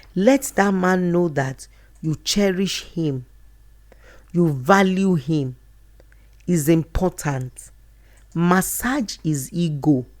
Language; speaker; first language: English; non-native, local second language; Yoruba